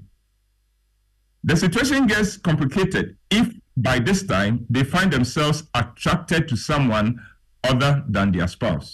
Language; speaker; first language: English; non-native, local second language; Akan